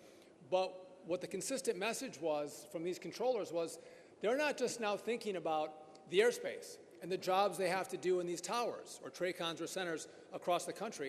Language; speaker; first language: English; native; English